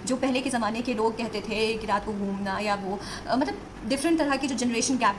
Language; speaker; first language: Hindi; native; Hindi